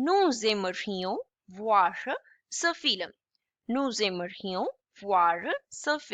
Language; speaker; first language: French; non-native, fluent; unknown